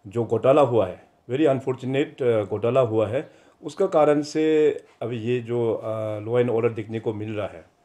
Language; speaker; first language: Hindi; non-native, local second language; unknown